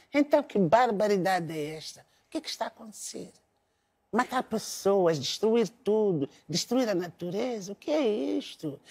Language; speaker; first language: Portuguese; non-native, local second language; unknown